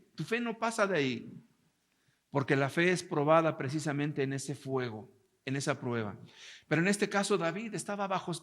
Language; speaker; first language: Spanish; native; Spanish